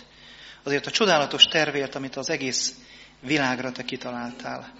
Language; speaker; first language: Hungarian; native; Hungarian